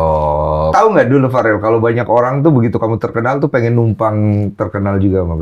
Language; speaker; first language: Indonesian; native; Indonesian